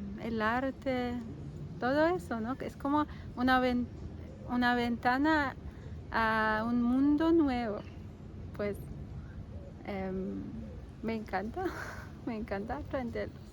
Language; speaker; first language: Spanish; non-native, learner; Persian